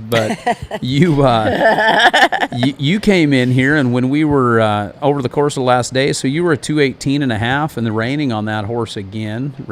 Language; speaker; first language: English; native; English